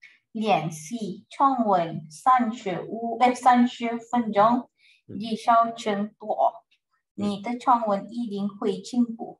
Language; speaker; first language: Chinese; non-native, learner; Malay